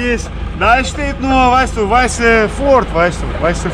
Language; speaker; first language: German; non-native, learner; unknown